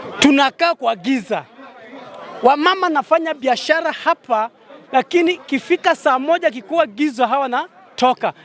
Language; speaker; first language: Swahili; non-native, local second language; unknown